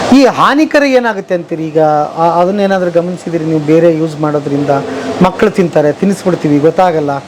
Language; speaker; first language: Kannada; native; Kannada